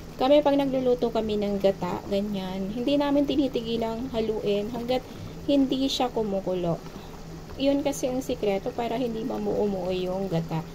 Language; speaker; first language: Filipino; non-native, local second language; Bikol